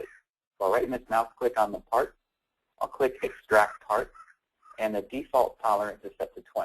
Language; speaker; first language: English; native; English